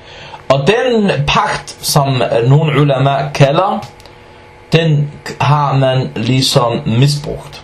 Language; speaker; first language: Danish; non-native, fluent; Arabic